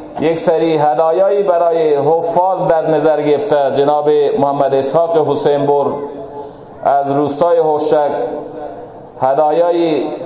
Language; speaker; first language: Persian; non-native, local second language; Baluchi